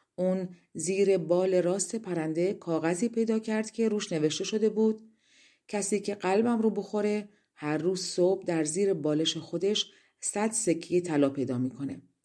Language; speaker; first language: Persian; native; Persian